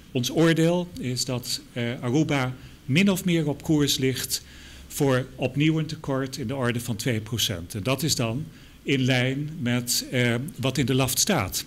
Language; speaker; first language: Dutch; native; Dutch